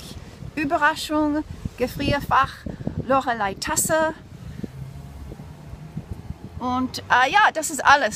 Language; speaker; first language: German; non-native, learner; English